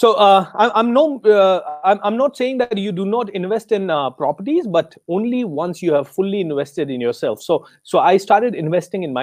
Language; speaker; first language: English; non-native, local second language; Hindi